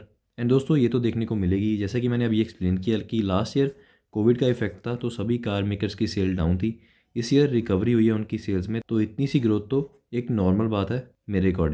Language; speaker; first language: Hindi; native; Hindi